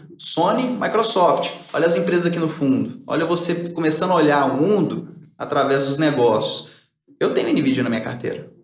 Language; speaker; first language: Portuguese; early bilingual, other home language; Spanish